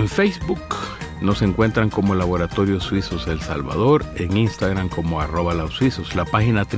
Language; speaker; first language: Spanish; native; Spanish